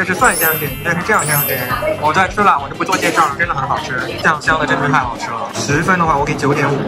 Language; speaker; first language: Chinese; native; Chinese